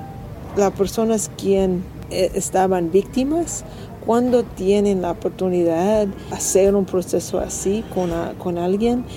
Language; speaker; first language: Spanish; non-native, learner; English